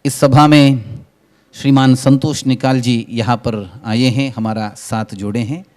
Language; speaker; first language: Hindi; non-native, local second language; Kannada